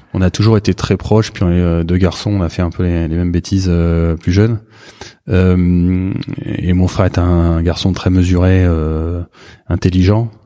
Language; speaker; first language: French; native; French